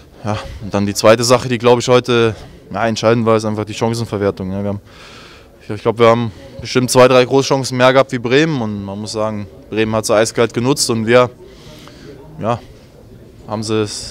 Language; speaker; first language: German; native; German